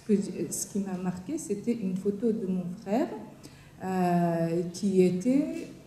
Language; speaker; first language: French; non-native, fluent; Persian